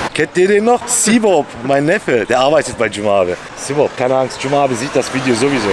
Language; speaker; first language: German; native; German